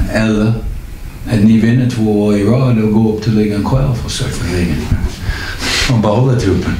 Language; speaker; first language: Swedish; non-native, learner; English